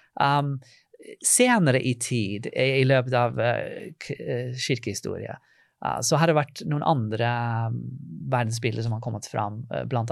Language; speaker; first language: Norwegian; non-native, fluent; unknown